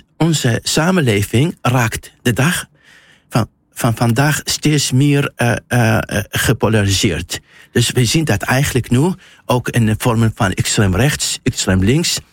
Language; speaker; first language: Dutch; non-native, fluent; Arabic